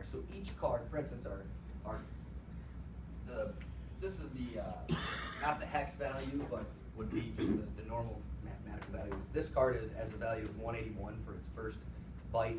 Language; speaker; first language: English; native; English